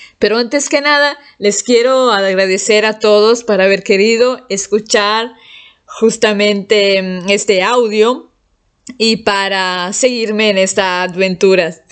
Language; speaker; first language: Spanish; non-native, fluent; Italian